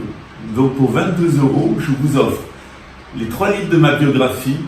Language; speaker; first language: French; native; French